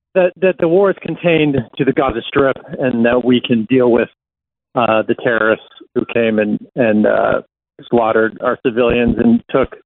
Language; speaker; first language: English; native; English